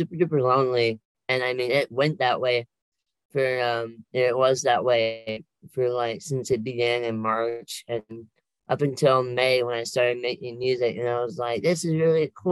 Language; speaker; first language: English; native; English